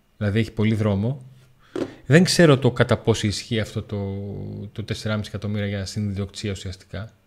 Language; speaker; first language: Greek; native; Greek